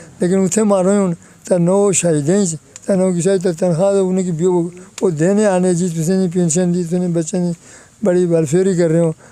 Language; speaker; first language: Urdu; non-native, local second language; Pahari-Potwari